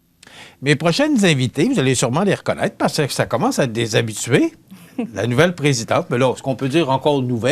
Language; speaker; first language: French; native; French